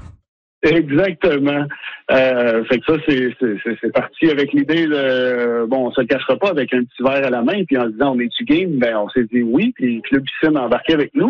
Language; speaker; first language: French; native; French